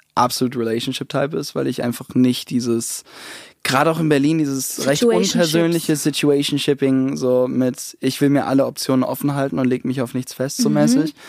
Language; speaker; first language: German; native; German